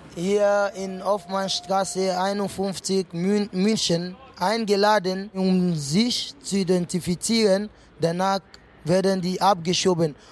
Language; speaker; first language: German; non-native, fluent; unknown